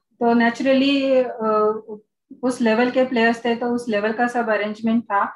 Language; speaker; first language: Hindi; non-native, local second language; Marathi